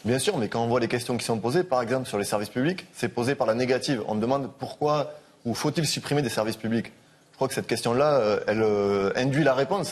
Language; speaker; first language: French; native; French